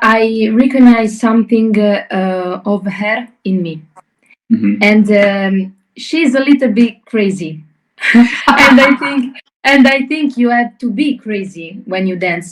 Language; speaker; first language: English; non-native, learner; Italian